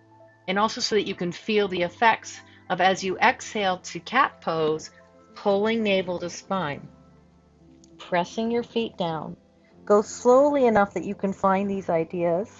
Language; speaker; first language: English; native; English